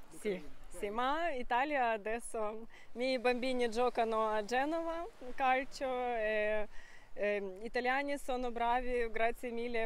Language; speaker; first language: Italian; non-native, learner; Ukrainian